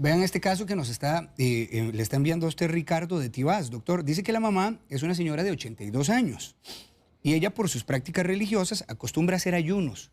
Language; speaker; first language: Spanish; native; Spanish